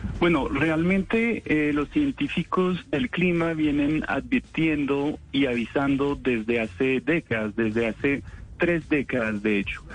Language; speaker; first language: Spanish; non-native, fluent; French